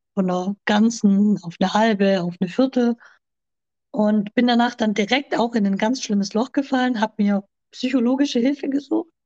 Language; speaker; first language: German; native; German